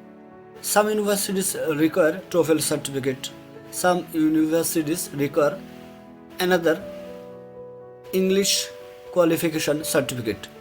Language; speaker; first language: English; non-native, fluent; Bangla